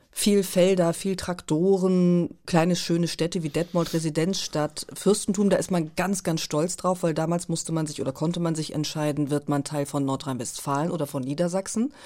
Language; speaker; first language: German; native; German